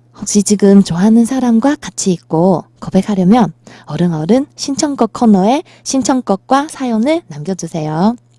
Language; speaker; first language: Korean; non-native, fluent; Chinese